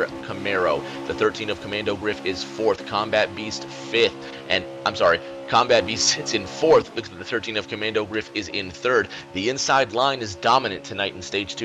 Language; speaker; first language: English; native; English